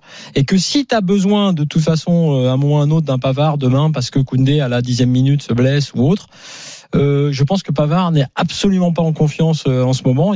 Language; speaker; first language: French; native; French